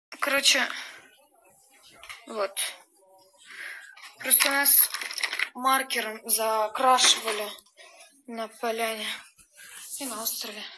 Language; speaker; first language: Russian; native; Russian